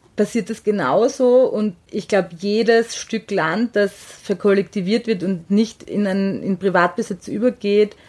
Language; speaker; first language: German; native; German